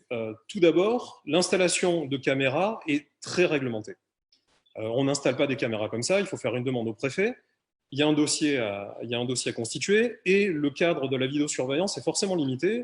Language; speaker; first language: French; native; French